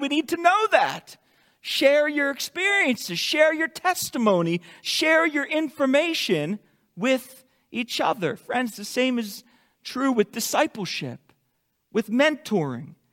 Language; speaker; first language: English; native; English